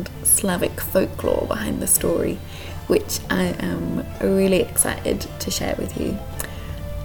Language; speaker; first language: English; native; English